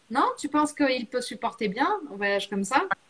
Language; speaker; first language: French; non-native, fluent; Portuguese